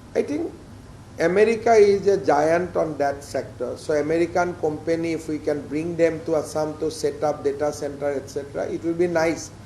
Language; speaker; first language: English; non-native, local second language; Assamese